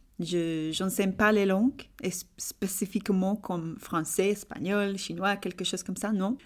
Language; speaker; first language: French; non-native, learner; English